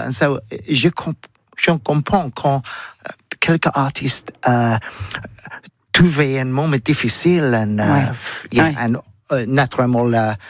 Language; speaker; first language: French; non-native, learner; English